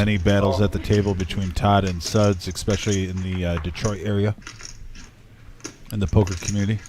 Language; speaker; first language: English; native; English